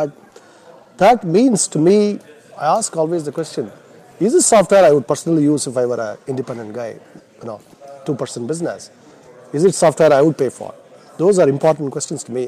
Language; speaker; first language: English; non-native, local second language; Tamil